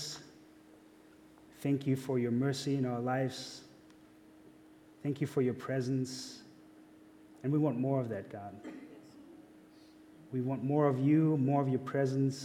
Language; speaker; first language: English; non-native, fluent; German